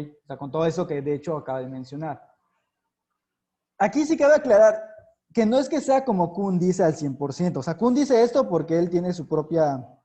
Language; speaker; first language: Spanish; native; Spanish